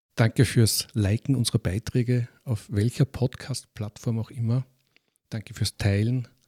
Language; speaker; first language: German; native; German